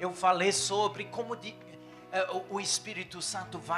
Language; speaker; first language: Portuguese; non-native, fluent; English